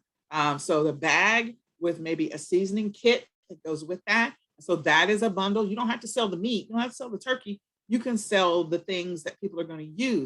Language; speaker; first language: English; native; English